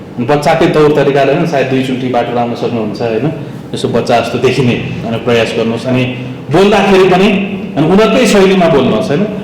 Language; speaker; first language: Nepali; native; Nepali